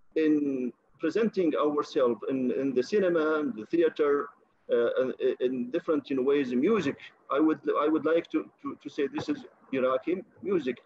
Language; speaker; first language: English; non-native, fluent; Arabic